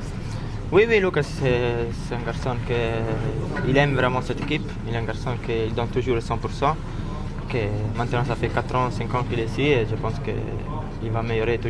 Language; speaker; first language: French; non-native, fluent; Italian